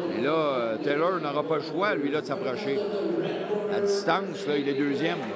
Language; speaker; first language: French; native; French